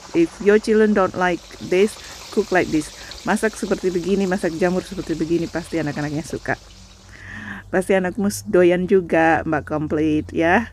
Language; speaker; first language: English; non-native, fluent; Indonesian